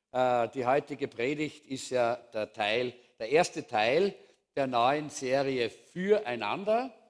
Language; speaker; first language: German; native; German